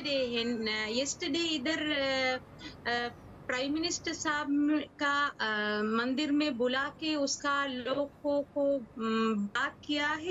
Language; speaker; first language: Hindi; non-native, learner; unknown